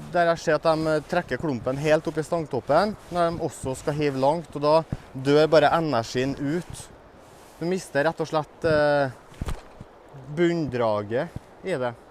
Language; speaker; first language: Norwegian; native; Norwegian